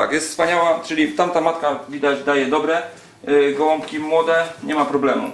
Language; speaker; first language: Polish; native; Polish